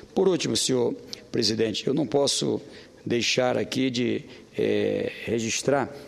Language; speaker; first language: Portuguese; native; Portuguese